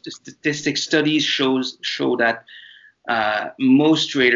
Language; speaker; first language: English; non-native, fluent; French